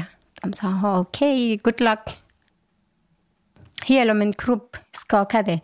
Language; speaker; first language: Swedish; non-native, local second language; Persian